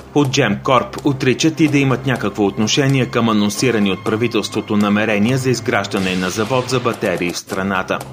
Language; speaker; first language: Bulgarian; native; Bulgarian